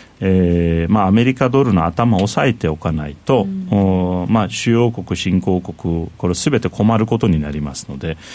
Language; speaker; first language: Japanese; non-native, fluent; Turkish